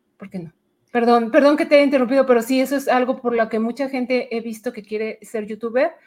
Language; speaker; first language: Spanish; native; Spanish